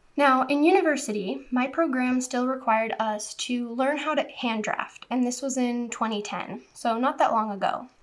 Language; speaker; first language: English; native; English